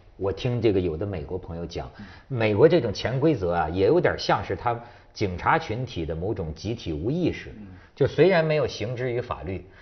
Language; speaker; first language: Chinese; native; Chinese